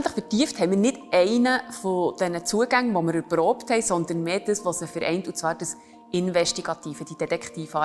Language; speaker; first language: German; native; German